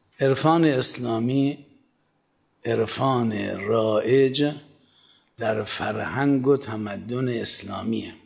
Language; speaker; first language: Persian; native; Persian